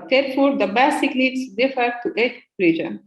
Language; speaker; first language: English; non-native, learner; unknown